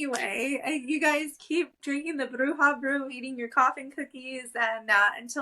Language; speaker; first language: English; native; English